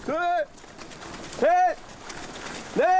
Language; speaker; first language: Korean; native; Korean